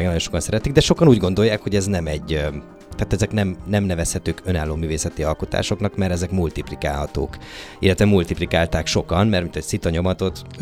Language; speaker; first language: Hungarian; native; Hungarian